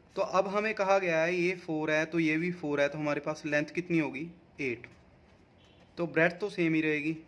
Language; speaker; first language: Hindi; non-native, local second language; Punjabi